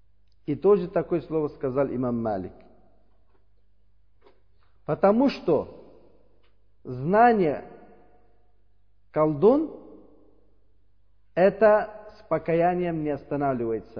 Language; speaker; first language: Russian; non-native, learner; Uzbek